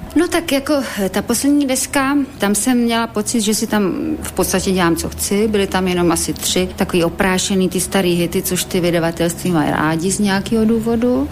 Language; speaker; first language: Czech; native; Czech